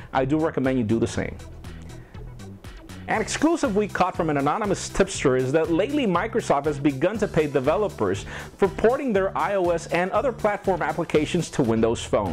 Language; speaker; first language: English; non-native, local second language; Spanish